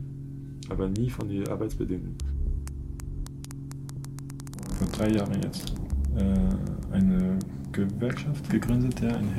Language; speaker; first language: German; non-native, fluent; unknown